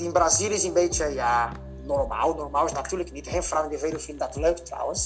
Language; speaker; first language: Dutch; non-native, fluent; Portuguese